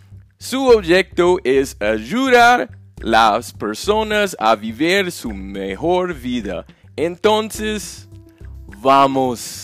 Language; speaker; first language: Spanish; non-native, learner; English